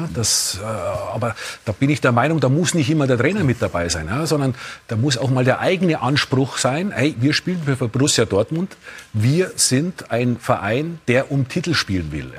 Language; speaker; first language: German; native; German